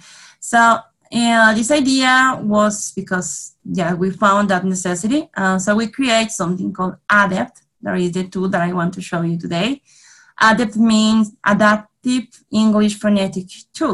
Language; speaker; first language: English; non-native, fluent; Spanish